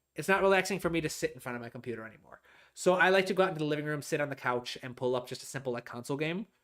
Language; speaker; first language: English; native; English